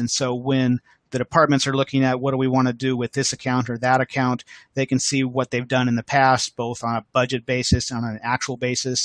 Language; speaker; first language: English; native; English